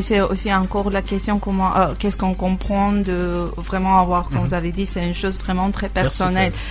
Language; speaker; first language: French; non-native, learner; Armenian